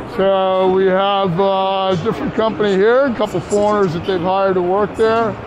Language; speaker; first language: English; native; English